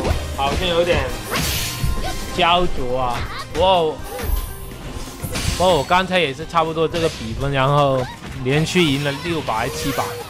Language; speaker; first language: Chinese; native; Chinese